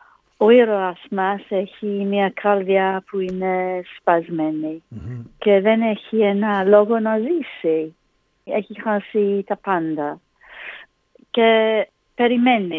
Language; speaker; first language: Greek; non-native, learner; English